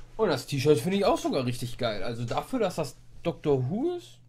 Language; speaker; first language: German; non-native, fluent; English